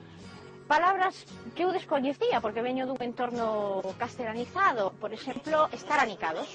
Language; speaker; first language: Galician; non-native, local second language; Spanish